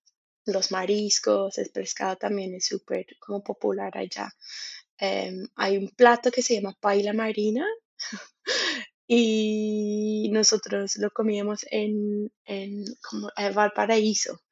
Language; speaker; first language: Spanish; non-native, fluent; English